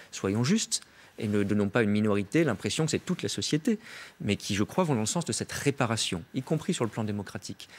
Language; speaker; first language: French; native; French